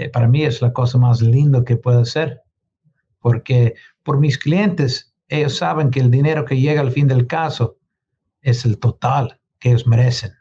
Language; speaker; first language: Spanish; non-native, learner; English